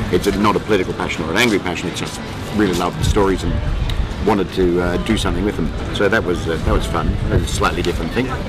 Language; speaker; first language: English; native; English